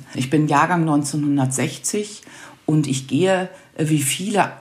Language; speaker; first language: German; native; German